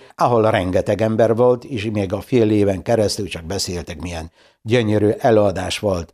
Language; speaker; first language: Hungarian; non-native, fluent; Polish